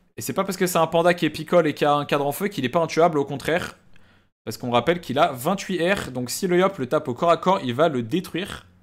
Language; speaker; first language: French; native; French